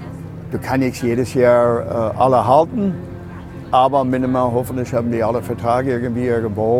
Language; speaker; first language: German; non-native, fluent; English